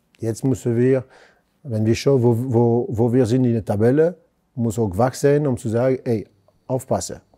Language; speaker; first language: German; non-native, fluent; French